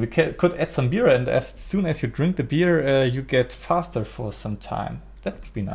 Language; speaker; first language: English; non-native, fluent; German